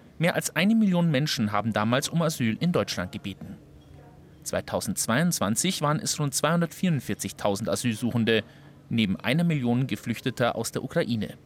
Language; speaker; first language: German; native; German